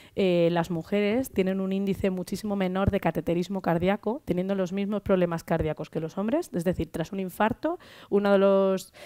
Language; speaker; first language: Spanish; native; Spanish